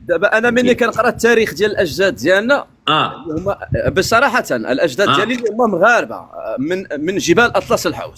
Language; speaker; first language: Arabic; native; Arabic